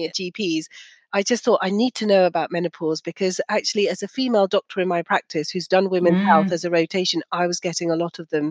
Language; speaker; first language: English; early bilingual, other home language; Punjabi